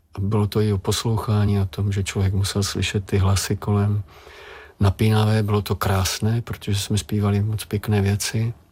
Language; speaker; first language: Czech; native; Czech